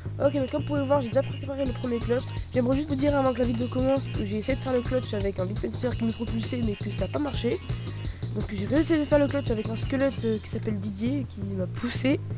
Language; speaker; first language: French; native; French